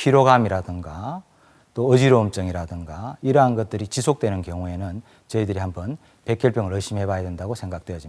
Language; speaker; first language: Korean; native; Korean